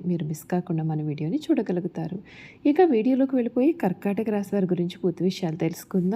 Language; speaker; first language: Telugu; native; Telugu